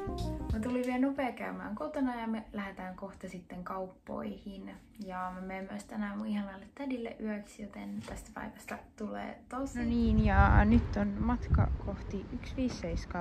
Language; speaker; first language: Finnish; native; Finnish